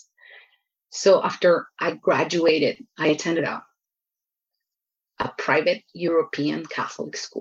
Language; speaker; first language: English; non-native, fluent; Spanish